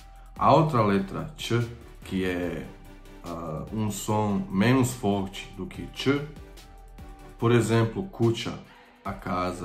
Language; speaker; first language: Portuguese; non-native, fluent; Croatian